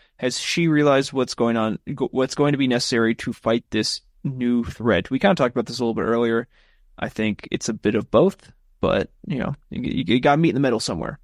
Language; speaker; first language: English; native; English